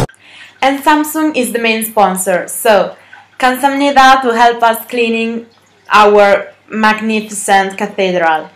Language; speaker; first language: English; non-native, learner; Italian